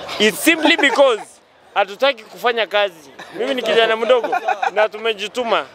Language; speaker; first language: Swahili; non-native, local second language; Gusii